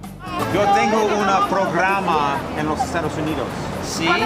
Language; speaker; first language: Spanish; non-native, learner; English